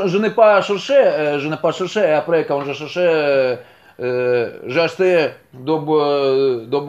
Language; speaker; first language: French; non-native, learner; Russian